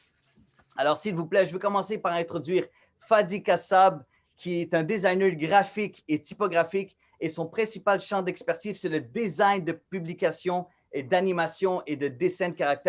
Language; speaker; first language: French; native; French